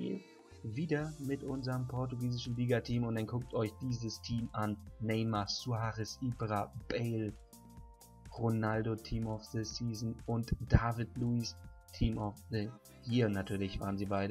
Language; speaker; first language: German; native; German